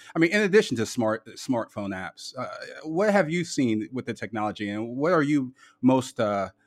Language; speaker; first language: English; native; English